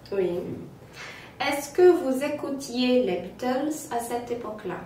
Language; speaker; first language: French; non-native, fluent; Polish